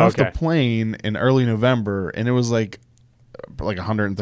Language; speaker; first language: English; native; English